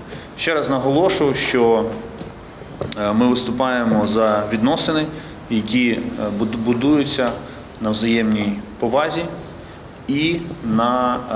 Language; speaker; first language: Ukrainian; native; Ukrainian